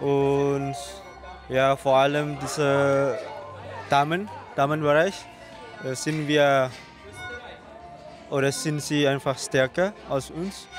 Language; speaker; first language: German; non-native, learner; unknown